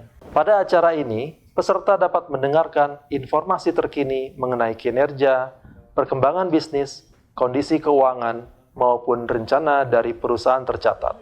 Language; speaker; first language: Indonesian; native; Indonesian